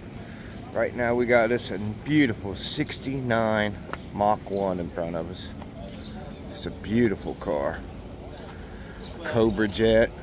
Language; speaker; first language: English; native; English